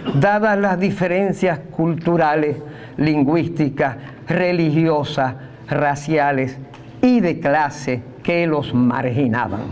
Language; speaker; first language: Spanish; native; Spanish